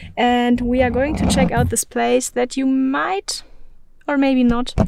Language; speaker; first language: English; non-native, fluent; German